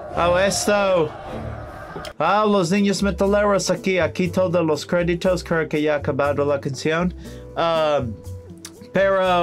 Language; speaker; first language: Spanish; non-native, learner; English